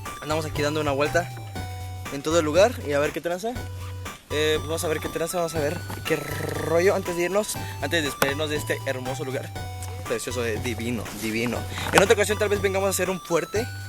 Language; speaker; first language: Spanish; native; Spanish